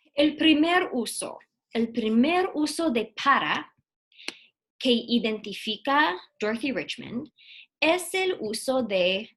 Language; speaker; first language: Spanish; non-native, fluent; English